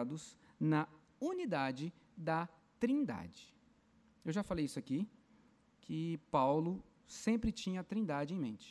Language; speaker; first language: Portuguese; native; Portuguese